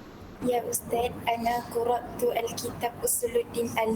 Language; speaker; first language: Arabic; non-native, learner; Malay